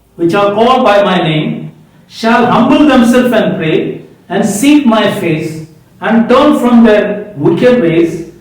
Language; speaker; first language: English; non-native, local second language; Hindi